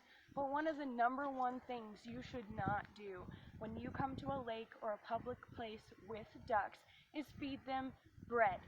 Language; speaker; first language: English; native; English